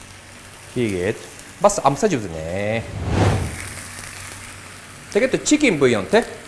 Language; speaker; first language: Mongolian; non-native, fluent; Japanese